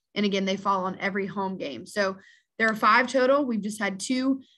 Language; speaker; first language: English; native; English